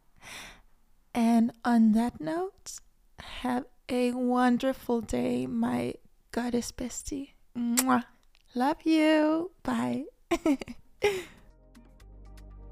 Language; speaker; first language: English; non-native, fluent; Danish